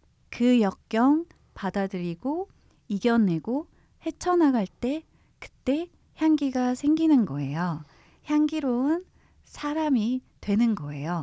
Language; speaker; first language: Korean; native; Korean